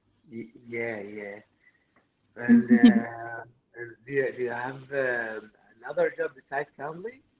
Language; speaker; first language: English; non-native, learner; Arabic